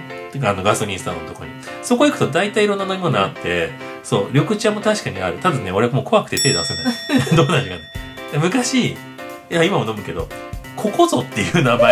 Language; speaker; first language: Japanese; native; Japanese